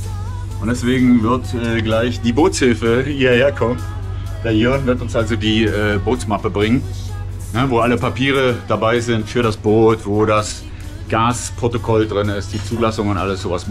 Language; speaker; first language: German; native; German